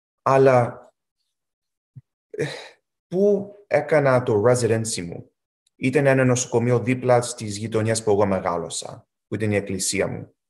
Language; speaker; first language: Greek; early bilingual, heritage; Greek